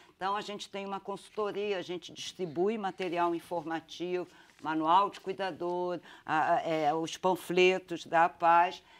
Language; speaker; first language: Portuguese; native; Portuguese